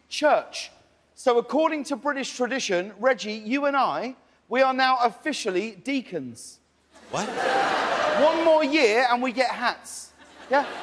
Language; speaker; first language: English; native; English